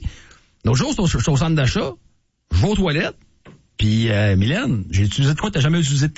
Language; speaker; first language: French; native; French